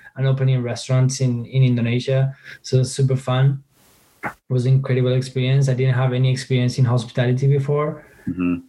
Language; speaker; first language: English; non-native, fluent; Spanish